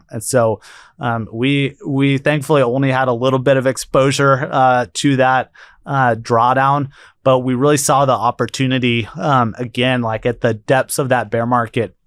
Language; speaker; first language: English; native; English